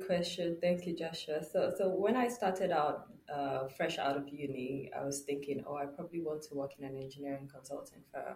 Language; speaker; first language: English; non-native, local second language; Yoruba